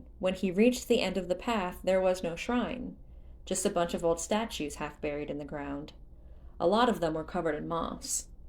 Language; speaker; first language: English; native; English